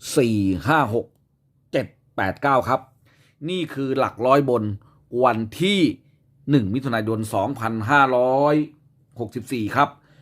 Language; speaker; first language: Thai; native; Thai